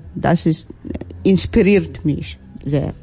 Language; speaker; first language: German; non-native, learner; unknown